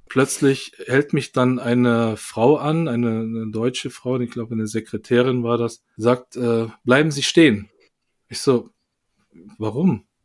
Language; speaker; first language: German; early bilingual, other home language; Korean